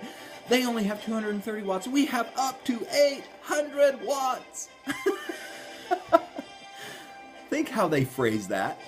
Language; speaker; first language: English; native; English